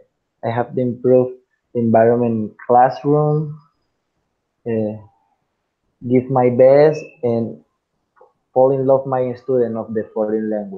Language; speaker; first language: English; non-native, fluent; Spanish